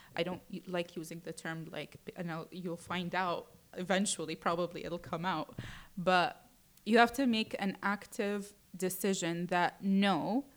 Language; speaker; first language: English; early bilingual, other home language; Arabic